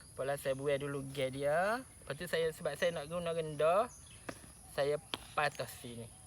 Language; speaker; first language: Malay; native; Malay